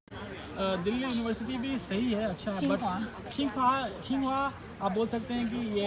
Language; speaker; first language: Hindi; native; Hindi